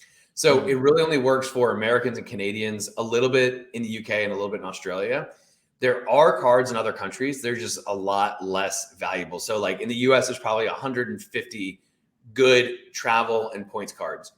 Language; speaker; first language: English; native; English